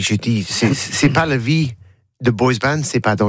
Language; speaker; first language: French; non-native, learner; English